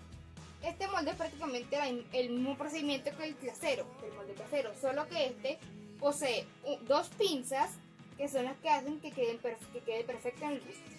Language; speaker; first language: Spanish; native; Spanish